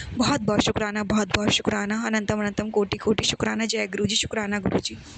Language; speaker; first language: Hindi; native; Hindi